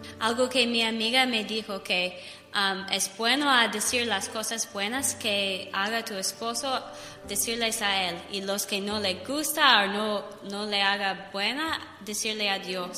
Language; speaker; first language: Spanish; non-native, learner; English